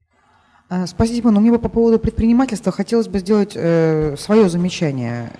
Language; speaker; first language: Russian; native; Russian